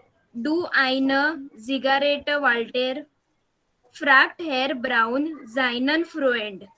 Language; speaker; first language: German; non-native, learner; Marathi